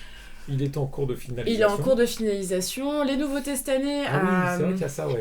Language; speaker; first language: French; native; French